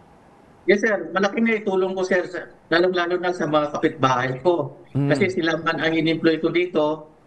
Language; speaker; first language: Filipino; native; Filipino